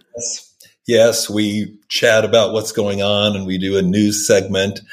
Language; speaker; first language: English; native; English